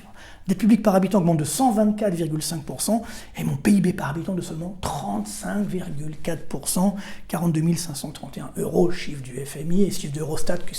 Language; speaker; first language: French; native; French